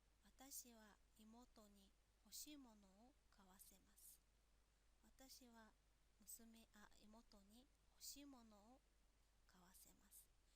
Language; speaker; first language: Japanese; non-native, fluent; Mongolian